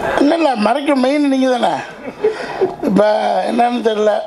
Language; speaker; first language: Tamil; native; Tamil